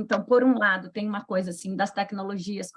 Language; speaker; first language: Portuguese; native; Portuguese